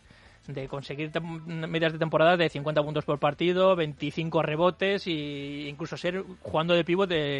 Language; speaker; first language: Spanish; native; Spanish